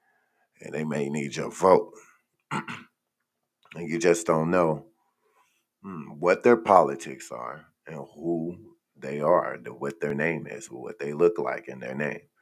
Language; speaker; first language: English; native; English